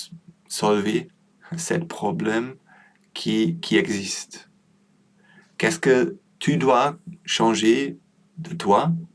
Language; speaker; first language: French; non-native, learner; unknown